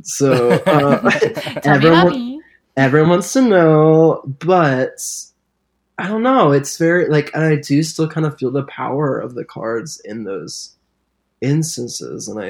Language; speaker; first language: English; native; English